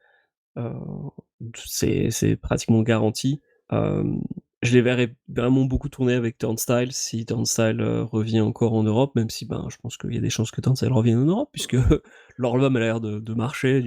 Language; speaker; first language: French; native; French